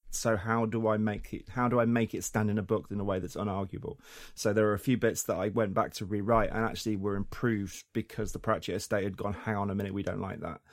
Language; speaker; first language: English; native; English